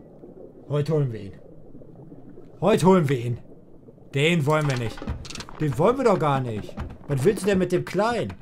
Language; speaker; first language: German; native; German